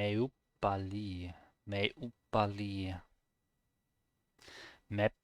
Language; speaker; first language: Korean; non-native, learner; German